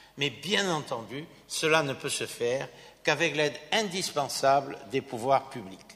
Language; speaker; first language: French; native; French